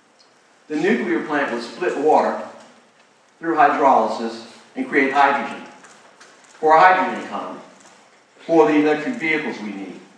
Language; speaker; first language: English; native; English